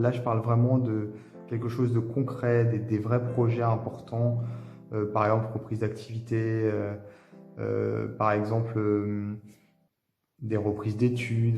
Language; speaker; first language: French; native; French